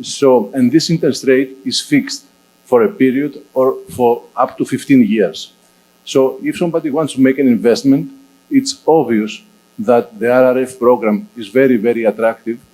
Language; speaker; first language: English; non-native, fluent; Greek